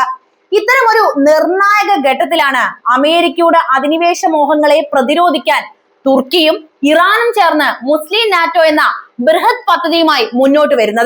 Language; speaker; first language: Malayalam; native; Malayalam